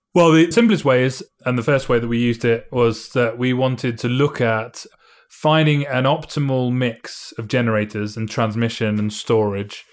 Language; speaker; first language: English; native; English